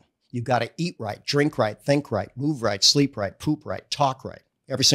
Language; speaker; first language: English; native; English